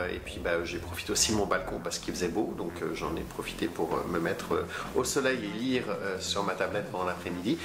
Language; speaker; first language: French; native; French